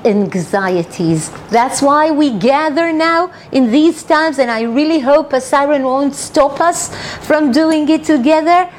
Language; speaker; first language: English; non-native, fluent; Hebrew